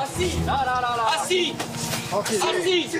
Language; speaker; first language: French; native; French